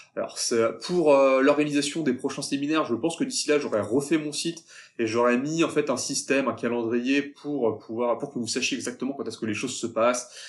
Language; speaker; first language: French; native; French